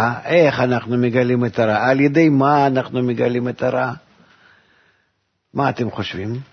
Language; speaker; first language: Hebrew; non-native, fluent; Russian